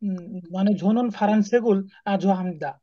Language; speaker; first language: Korean; non-native, learner; Bangla